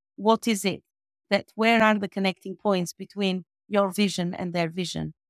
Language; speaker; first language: English; non-native, fluent; Albanian